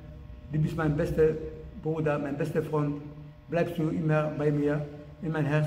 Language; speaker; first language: German; non-native, learner; Arabic